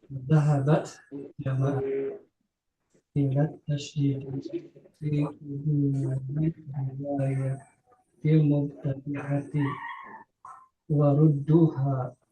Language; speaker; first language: Arabic; non-native, learner; Indonesian